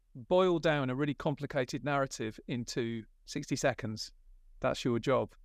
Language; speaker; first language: English; native; English